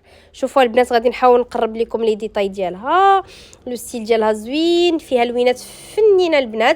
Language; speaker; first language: Arabic; native; Arabic